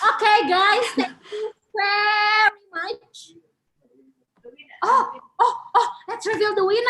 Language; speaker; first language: English; non-native, fluent; Indonesian